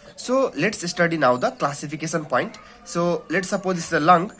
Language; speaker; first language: English; non-native, local second language; Nepali